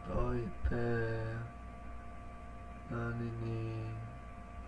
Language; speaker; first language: Japanese; non-native, learner; English